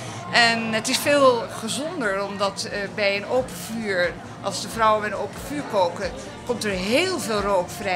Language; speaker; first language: Dutch; native; Dutch